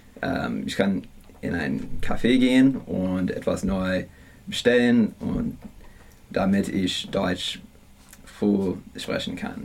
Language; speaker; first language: German; non-native, learner; English